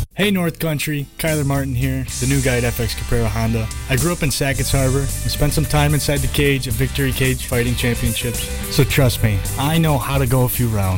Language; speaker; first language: English; native; English